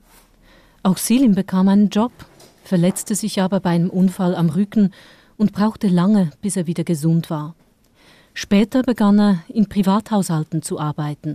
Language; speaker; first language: German; native; German